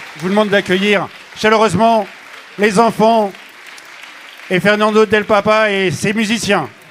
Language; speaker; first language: French; native; French